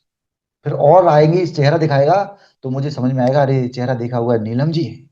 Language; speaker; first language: Hindi; native; Hindi